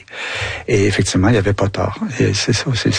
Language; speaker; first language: French; native; French